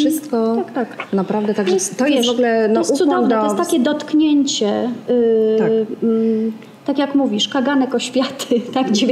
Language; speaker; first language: Polish; native; Polish